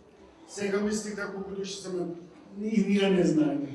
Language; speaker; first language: Macedonian; early bilingual, heritage; Macedonian